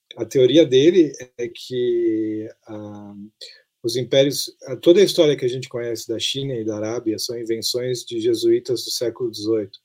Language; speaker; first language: Portuguese; native; Portuguese